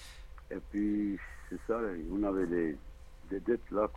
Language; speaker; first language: French; non-native, learner; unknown